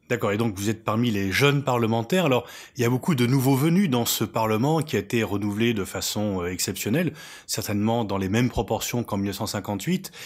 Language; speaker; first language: French; native; French